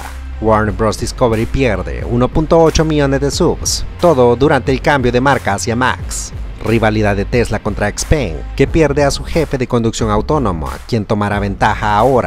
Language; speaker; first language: Spanish; native; Spanish